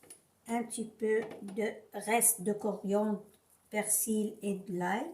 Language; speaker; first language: French; non-native, local second language; Arabic